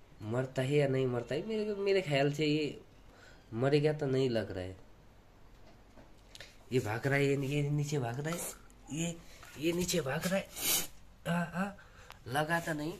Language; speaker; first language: Hindi; non-native, local second language; Nepali